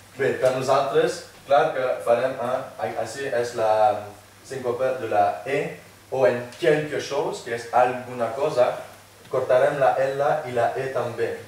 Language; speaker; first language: Catalan; non-native, fluent; French